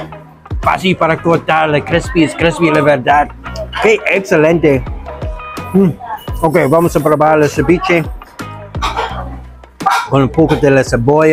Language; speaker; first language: Spanish; non-native, learner; English